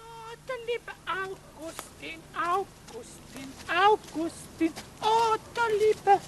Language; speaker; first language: German; non-native, learner; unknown